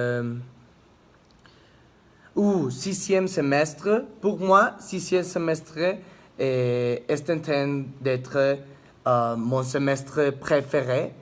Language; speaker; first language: French; non-native, learner; Spanish